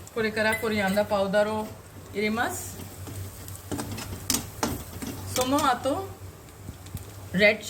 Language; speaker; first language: Japanese; non-native, fluent; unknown